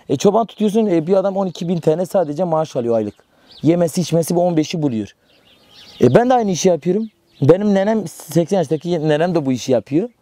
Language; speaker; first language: Turkish; non-native, local second language; Kurdish